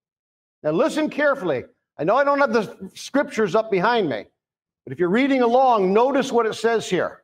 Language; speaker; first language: English; native; English